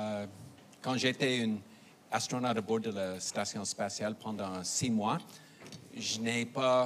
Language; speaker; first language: French; non-native, fluent; English